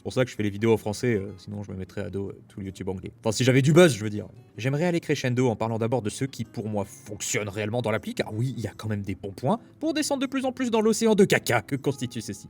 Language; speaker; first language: French; native; French